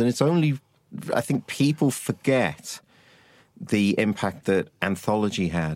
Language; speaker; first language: English; native; English